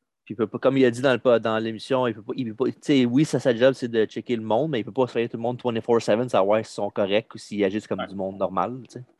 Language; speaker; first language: French; native; French